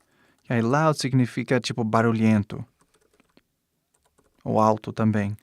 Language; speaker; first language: Portuguese; non-native, fluent; English